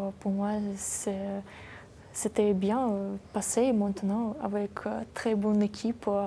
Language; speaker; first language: French; non-native, learner; Ukrainian